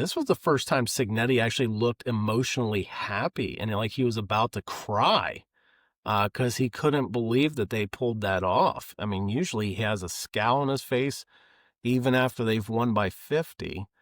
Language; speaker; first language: English; native; English